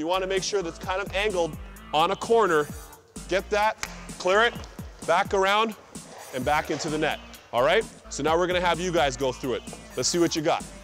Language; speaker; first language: English; native; English